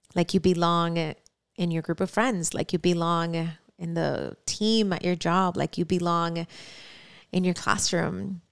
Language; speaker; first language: English; early bilingual, other home language; Spanish